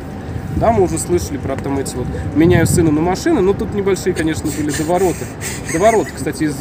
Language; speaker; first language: Russian; native; Russian